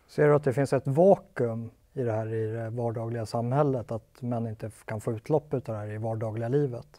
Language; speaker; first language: Swedish; native; Swedish